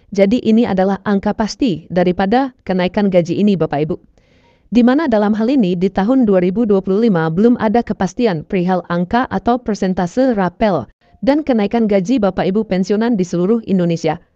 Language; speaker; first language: Indonesian; native; Indonesian